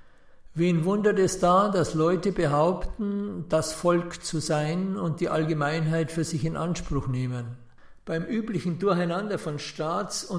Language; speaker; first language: German; native; German